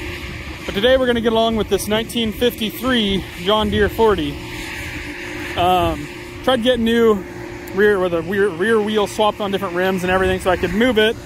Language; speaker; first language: English; native; English